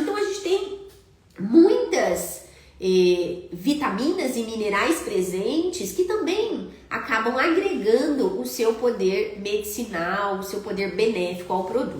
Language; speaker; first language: Portuguese; native; Portuguese